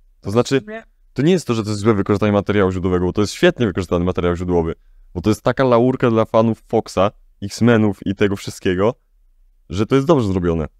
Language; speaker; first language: Polish; native; Polish